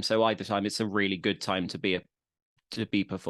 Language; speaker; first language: English; native; English